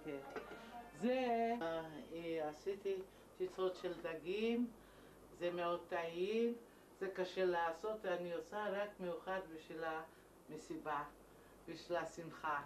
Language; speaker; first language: Hebrew; non-native, learner; Georgian